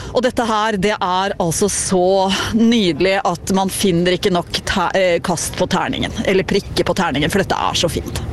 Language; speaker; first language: Norwegian; native; Norwegian